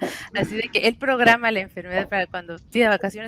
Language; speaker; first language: Spanish; native; Spanish